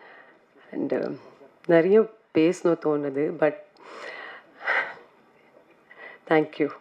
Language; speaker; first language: Tamil; non-native, fluent; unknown